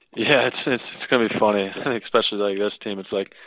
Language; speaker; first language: English; native; English